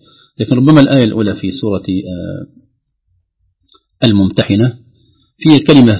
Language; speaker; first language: Arabic; native; Arabic